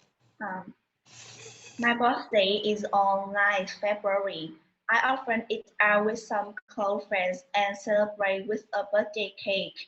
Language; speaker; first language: English; non-native, learner; Vietnamese